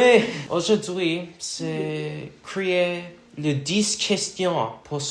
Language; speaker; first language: French; non-native, learner; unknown